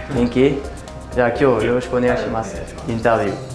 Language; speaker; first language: Japanese; non-native, fluent; French